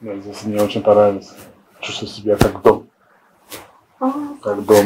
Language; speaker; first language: Russian; non-native, learner; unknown